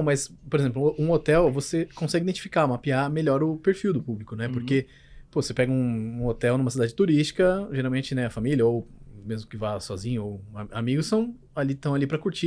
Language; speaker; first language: Portuguese; native; Portuguese